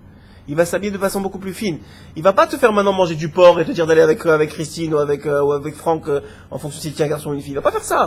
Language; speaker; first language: French; native; French